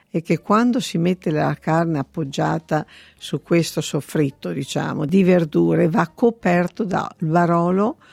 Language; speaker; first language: Italian; native; Italian